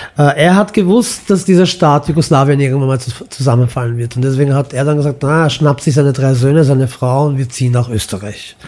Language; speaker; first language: German; early bilingual, other home language; Croatian